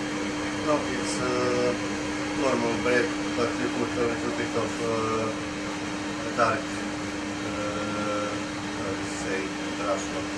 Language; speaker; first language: English; non-native, learner; Croatian